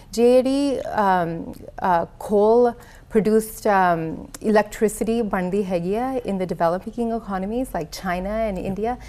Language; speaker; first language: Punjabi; early bilingual, heritage; Punjabi